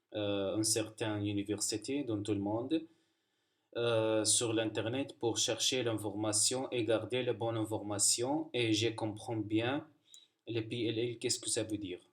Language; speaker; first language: French; non-native, learner; Arabic